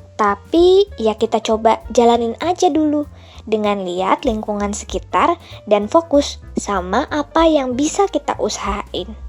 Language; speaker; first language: Indonesian; native; Indonesian